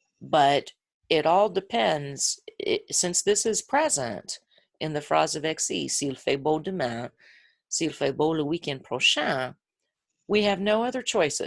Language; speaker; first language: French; non-native, fluent; English